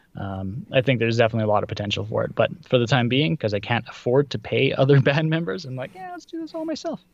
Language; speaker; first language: English; early bilingual, other home language; Russian